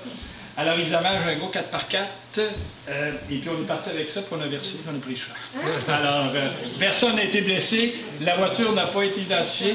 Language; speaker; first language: French; native; French